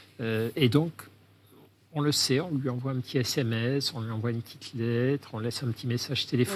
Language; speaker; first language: French; native; French